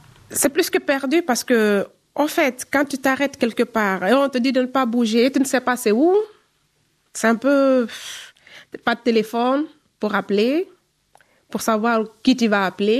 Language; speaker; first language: French; non-native, local second language; Fula